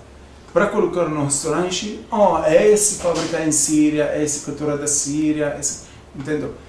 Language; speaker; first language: Portuguese; non-native, learner; Arabic